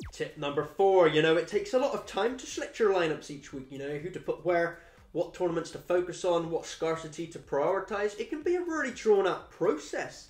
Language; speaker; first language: English; native; English